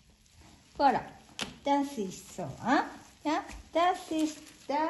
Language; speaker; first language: German; non-native, learner; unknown